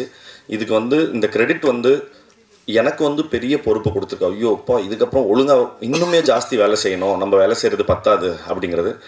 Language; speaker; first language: Tamil; native; Tamil